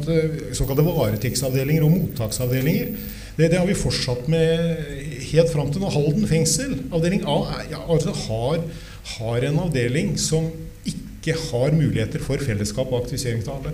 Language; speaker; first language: Norwegian; native; Norwegian